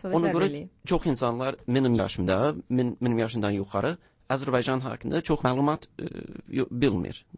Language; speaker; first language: Turkish; non-native, learner; English